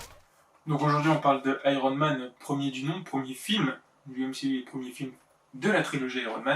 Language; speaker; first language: French; native; French